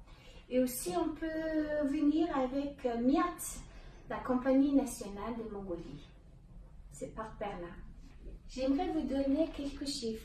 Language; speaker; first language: French; non-native, fluent; Mongolian